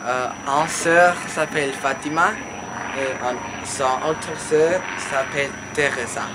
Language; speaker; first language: French; non-native, learner; Spanish